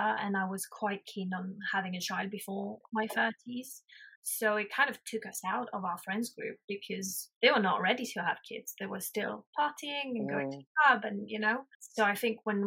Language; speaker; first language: English; non-native, fluent; French